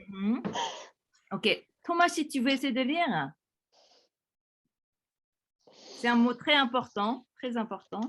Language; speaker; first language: French; early bilingual, other home language; Korean